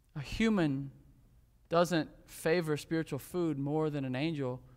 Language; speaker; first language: Spanish; non-native, fluent; English